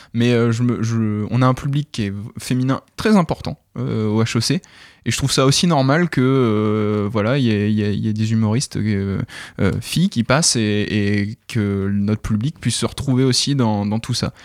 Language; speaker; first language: French; native; French